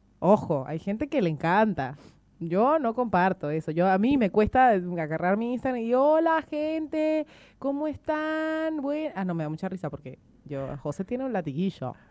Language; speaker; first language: Spanish; native; Spanish